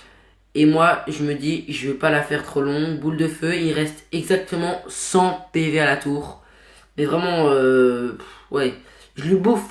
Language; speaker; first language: French; native; French